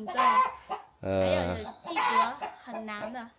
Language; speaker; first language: Chinese; non-native, learner; Vietnamese